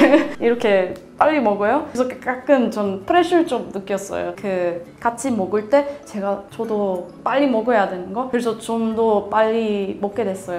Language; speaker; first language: Korean; non-native, learner; Swedish